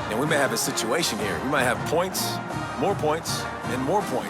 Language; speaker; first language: English; native; English